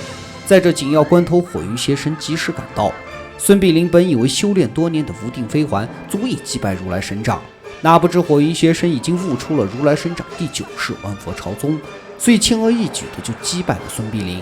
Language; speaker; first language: Chinese; native; Chinese